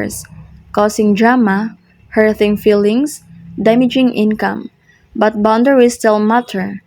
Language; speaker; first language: English; non-native, local second language; Filipino